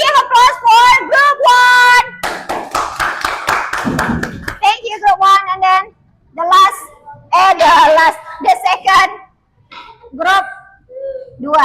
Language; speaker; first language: English; non-native, fluent; Indonesian